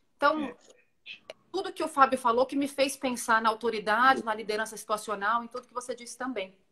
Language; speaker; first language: Portuguese; native; Portuguese